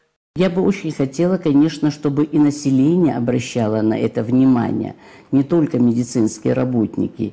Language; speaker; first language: Russian; native; Russian